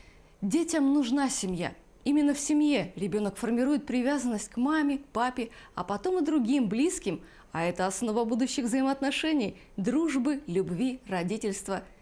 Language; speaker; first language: Russian; native; Russian